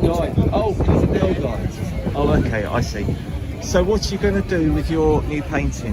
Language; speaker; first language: English; native; English